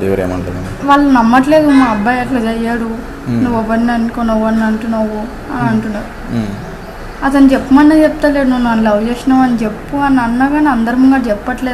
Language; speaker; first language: Telugu; native; Telugu